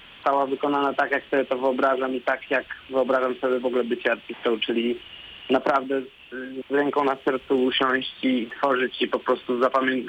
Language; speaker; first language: Polish; native; Polish